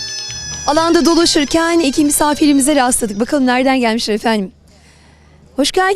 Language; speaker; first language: Turkish; native; Turkish